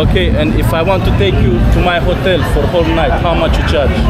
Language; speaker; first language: English; non-native, fluent; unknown